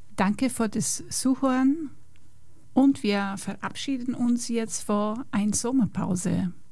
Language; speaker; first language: German; non-native, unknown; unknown